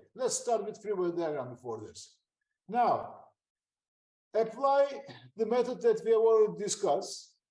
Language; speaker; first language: English; non-native, fluent; Turkish